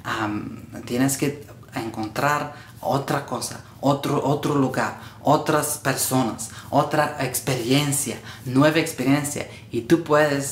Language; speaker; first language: Spanish; non-native, learner; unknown